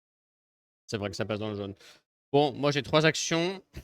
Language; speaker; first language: French; native; French